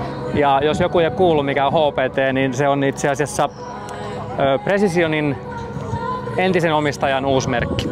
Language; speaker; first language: Finnish; native; Finnish